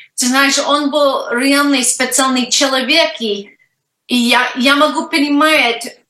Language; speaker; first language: Russian; non-native, learner; English